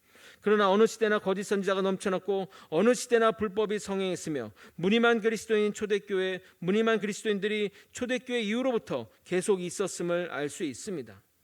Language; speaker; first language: Korean; native; Korean